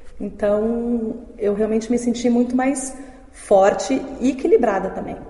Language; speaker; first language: Portuguese; native; Portuguese